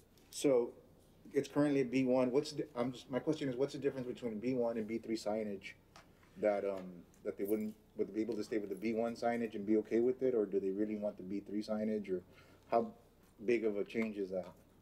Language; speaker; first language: English; early bilingual, other home language; Spanish